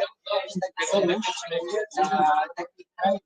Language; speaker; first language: Polish; non-native, learner; Arabic